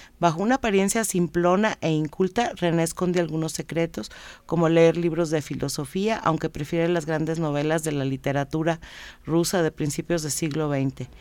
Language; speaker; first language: Spanish; native; Spanish